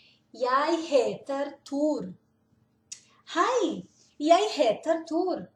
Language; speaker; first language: Norwegian; non-native, learner; Portuguese